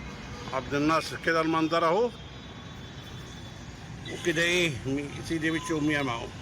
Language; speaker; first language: Arabic; native; Arabic